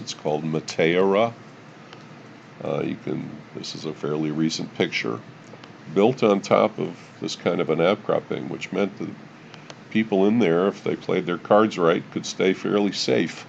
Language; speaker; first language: English; native; English